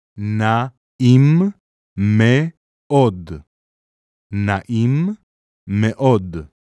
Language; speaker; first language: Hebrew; native; Hebrew